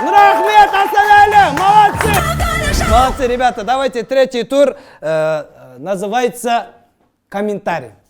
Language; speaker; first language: Russian; non-native, local second language; Kazakh